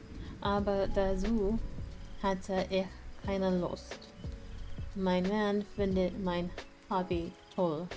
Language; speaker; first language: German; non-native, learner; English